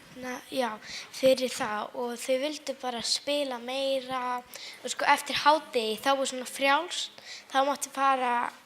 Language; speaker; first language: Icelandic; early bilingual, other home language; English